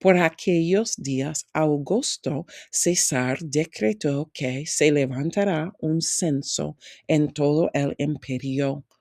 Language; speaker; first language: Spanish; non-native, fluent; English